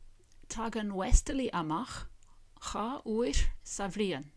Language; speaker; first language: Irish; non-native, learner; English